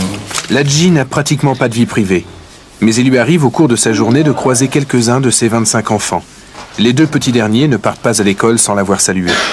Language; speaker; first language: French; native; French